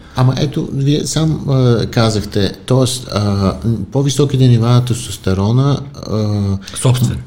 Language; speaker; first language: Bulgarian; native; Bulgarian